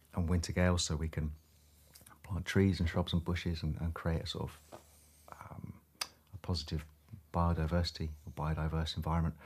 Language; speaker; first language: English; native; English